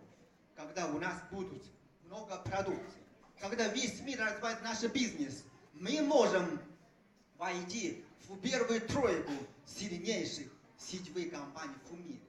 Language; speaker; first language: Russian; non-native, fluent; Chinese